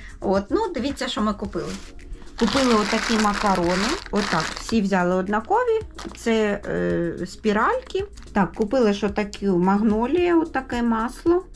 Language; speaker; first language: Ukrainian; non-native, local second language; Russian